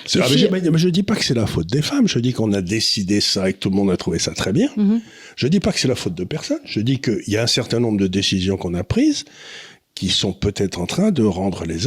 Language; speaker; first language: French; native; French